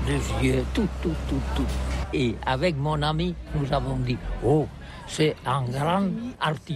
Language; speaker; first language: French; non-native, learner; Catalan